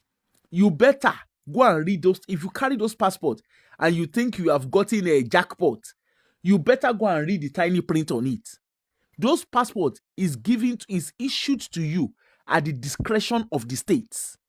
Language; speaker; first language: English; non-native, local second language; Yoruba